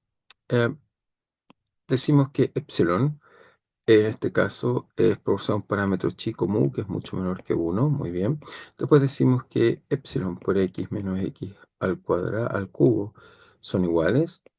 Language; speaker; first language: Spanish; native; Spanish